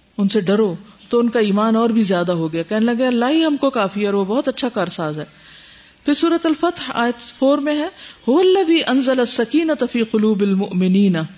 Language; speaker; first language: Urdu; native; Urdu